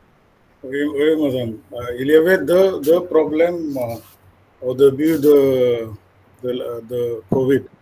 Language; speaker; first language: French; non-native, fluent; Malayalam